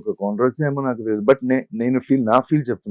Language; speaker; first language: Telugu; non-native, fluent; Malayalam